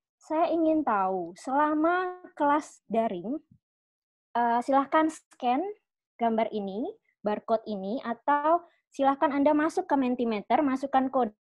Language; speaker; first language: Indonesian; native; Indonesian